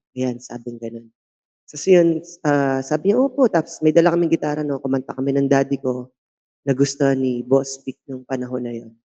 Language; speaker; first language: Filipino; native; Filipino